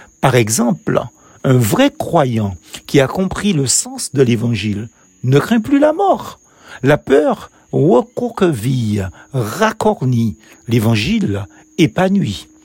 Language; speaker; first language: French; native; French